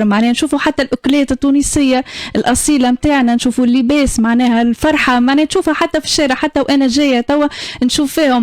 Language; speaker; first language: Arabic; native; Arabic